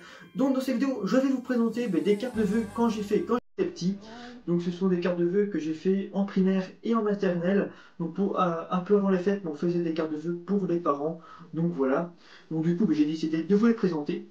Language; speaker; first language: French; native; French